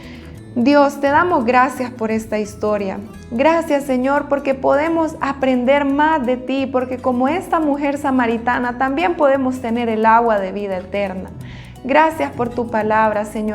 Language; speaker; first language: Spanish; native; Spanish